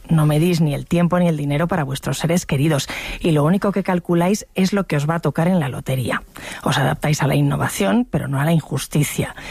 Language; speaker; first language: Spanish; native; Spanish